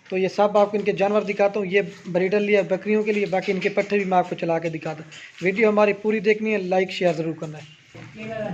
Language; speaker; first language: Hindi; non-native, local second language; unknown